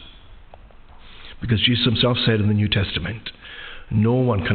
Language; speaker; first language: English; native; English